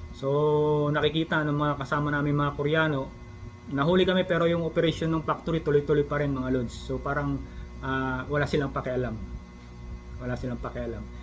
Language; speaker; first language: Filipino; native; Filipino